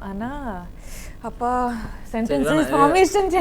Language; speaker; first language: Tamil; non-native, learner; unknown